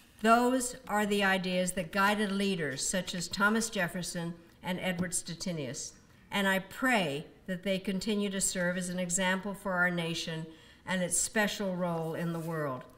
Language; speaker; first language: English; early bilingual, other home language; Czech